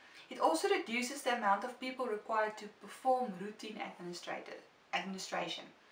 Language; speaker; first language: English; non-native, local second language; Afrikaans